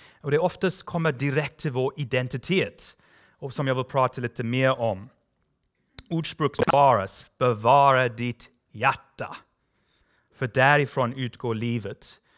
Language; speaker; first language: Swedish; non-native, fluent; English